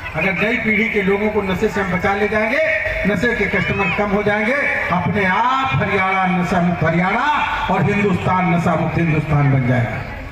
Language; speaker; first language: Hindi; native; Hindi